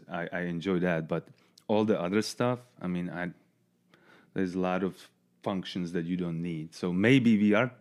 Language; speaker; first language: English; non-native, fluent; Czech